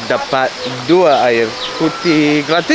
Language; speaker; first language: Indonesian; non-native, learner; English